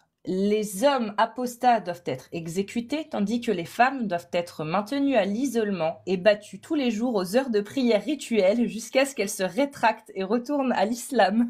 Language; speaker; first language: French; native; French